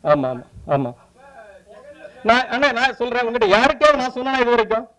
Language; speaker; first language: Tamil; native; Tamil